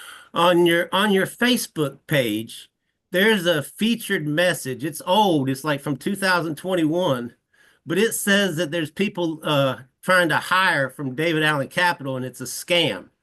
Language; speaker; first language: English; native; English